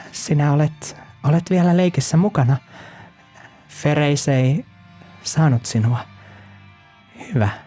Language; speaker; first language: Finnish; native; Finnish